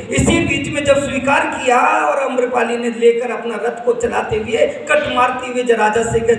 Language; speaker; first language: Hindi; native; Hindi